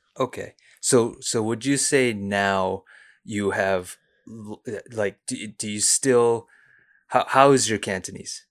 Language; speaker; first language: English; early bilingual, other home language; Cantonese